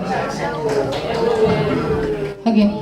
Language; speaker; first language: English; non-native, fluent; Indonesian